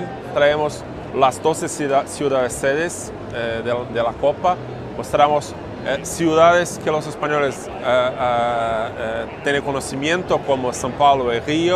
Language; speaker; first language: Spanish; non-native, fluent; Portuguese